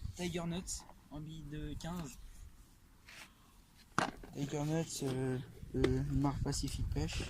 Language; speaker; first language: French; native; French